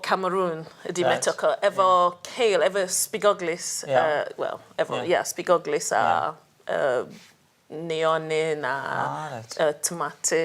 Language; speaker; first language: Welsh; non-native, learner; English